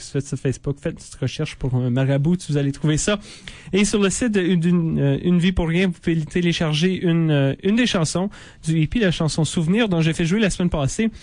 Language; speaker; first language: French; native; French